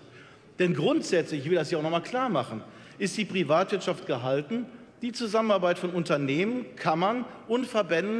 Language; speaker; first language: German; native; German